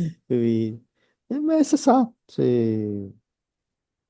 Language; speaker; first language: French; non-native, fluent; Portuguese